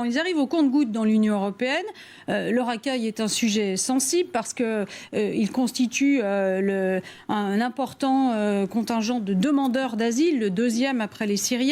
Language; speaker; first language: French; native; French